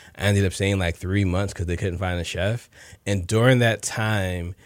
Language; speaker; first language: English; native; English